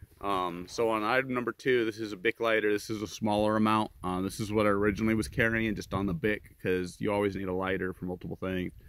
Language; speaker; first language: English; native; English